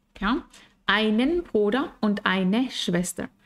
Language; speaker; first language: German; non-native, fluent; Spanish